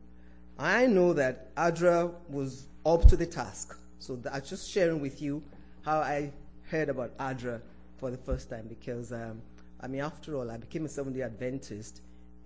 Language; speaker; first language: English; non-native, local second language; Yoruba